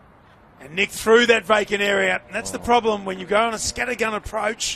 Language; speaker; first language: English; native; English